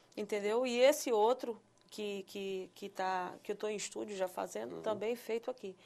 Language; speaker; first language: Portuguese; native; Portuguese